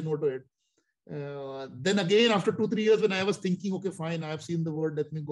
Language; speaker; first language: English; non-native, local second language; Hindi